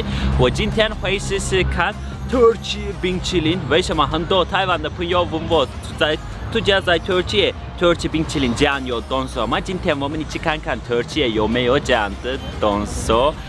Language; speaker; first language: Chinese; non-native, learner; Turkish